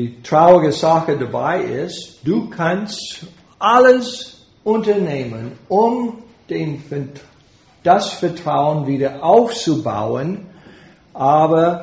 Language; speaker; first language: German; non-native, fluent; English